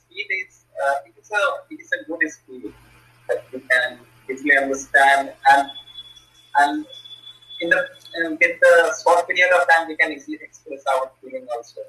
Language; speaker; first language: English; non-native, learner; Hindi